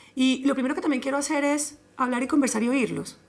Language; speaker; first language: Spanish; native; Spanish